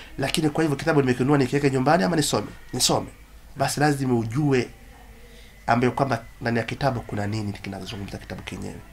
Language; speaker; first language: Swahili; non-native, local second language; Somali